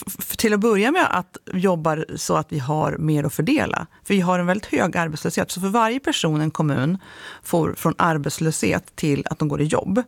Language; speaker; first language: Swedish; native; Swedish